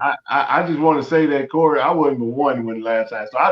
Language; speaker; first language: English; native; English